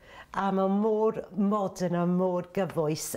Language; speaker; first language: Welsh; native; Welsh